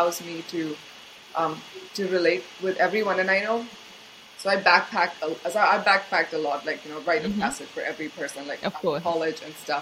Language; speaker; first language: English; non-native, local second language; Hindi